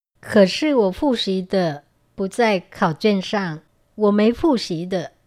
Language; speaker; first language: Chinese; non-native, fluent; Vietnamese